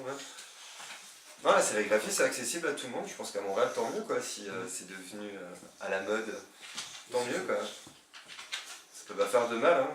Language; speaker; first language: French; native; French